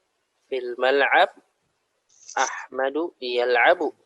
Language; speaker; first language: Arabic; non-native, fluent; Indonesian